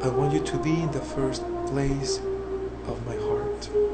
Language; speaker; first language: English; non-native, fluent; Spanish